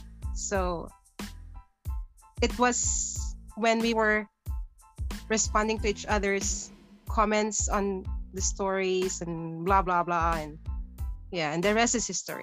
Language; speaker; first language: English; non-native, local second language; Cebuano